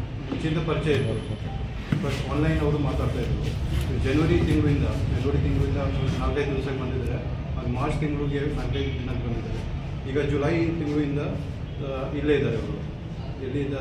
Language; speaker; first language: Kannada; non-native, learner; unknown